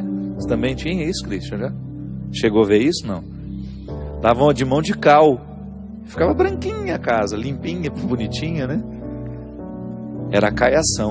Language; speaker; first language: Portuguese; native; Portuguese